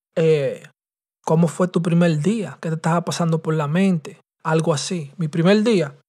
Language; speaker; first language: Spanish; early bilingual, heritage; Spanish